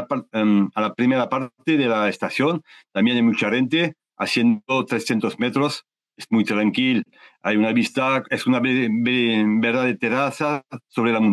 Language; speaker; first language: Spanish; non-native, learner; French